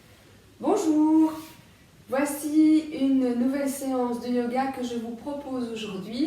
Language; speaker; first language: French; native; French